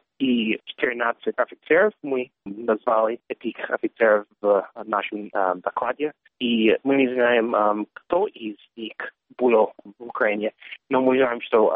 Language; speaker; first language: Russian; non-native, learner; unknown